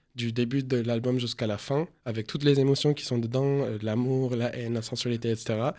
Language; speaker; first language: French; non-native, fluent; Spanish